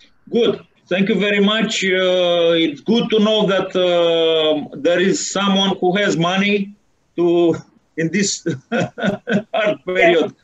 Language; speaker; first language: English; non-native, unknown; Romanian